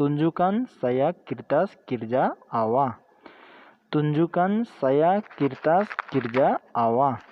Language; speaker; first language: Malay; non-native, learner; Nepali